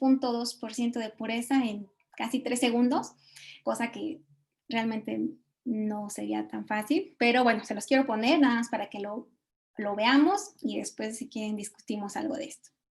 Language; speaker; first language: Spanish; native; Spanish